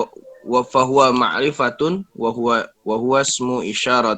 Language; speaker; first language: Arabic; non-native, learner; Indonesian